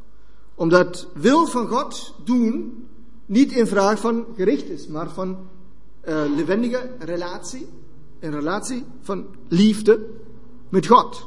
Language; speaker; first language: Dutch; non-native, fluent; German